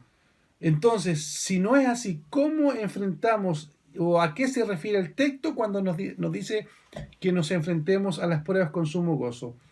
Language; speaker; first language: Spanish; native; Spanish